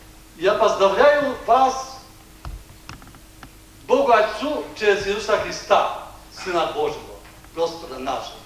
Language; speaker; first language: Russian; non-native, learner; Polish